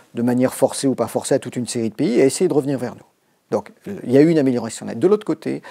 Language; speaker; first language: French; native; French